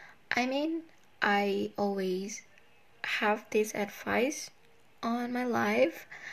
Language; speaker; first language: English; non-native, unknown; Indonesian